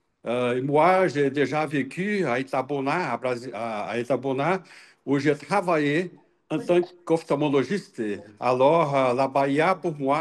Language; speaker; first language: French; non-native, learner; Portuguese